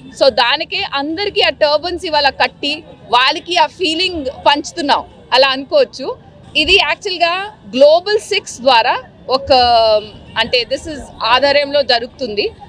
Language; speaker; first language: Telugu; non-native, local second language; Punjabi